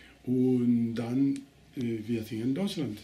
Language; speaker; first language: German; non-native, learner; Spanish